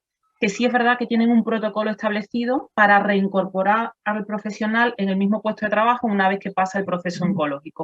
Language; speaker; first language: Spanish; native; Spanish